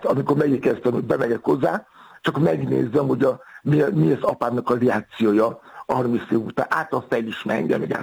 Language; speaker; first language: Hungarian; non-native, fluent; Yoruba